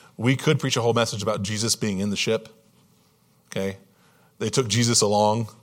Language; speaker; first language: English; native; English